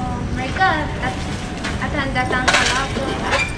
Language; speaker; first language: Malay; non-native, local second language; Chinese